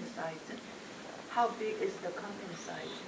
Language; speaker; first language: English; non-native, learner; Korean